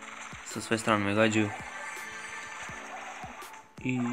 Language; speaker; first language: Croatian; early bilingual, heritage; Croatian